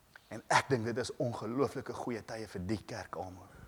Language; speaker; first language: Afrikaans; native; Afrikaans